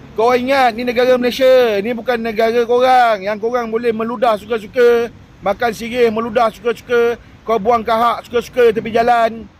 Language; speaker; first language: Malay; native; Malay